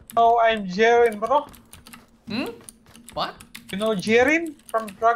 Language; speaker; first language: English; non-native, learner; Thai